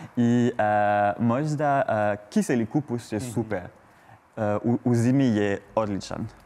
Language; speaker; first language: Croatian; non-native, learner; French